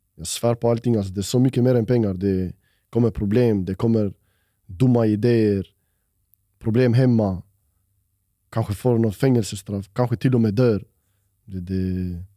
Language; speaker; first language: Swedish; early bilingual, other home language; Albanian